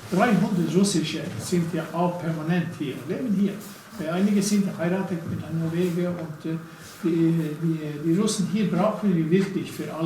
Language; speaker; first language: German; non-native, learner; Norwegian